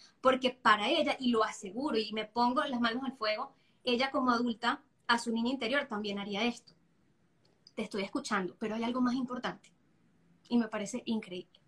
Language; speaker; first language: Spanish; native; Spanish